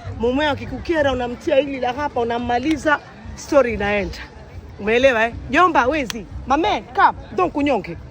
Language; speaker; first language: Swahili; native; Swahili